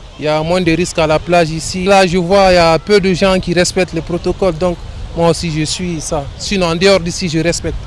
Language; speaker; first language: French; non-native, local second language; Fula